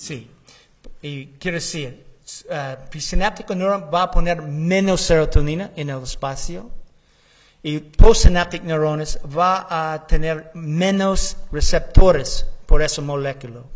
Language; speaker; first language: Spanish; non-native, learner; English